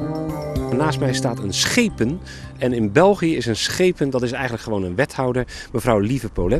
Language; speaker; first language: Dutch; native; Dutch